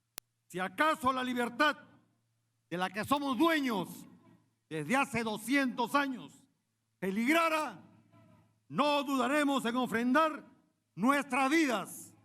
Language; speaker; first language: Spanish; native; Spanish